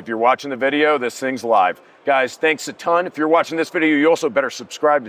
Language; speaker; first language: English; native; English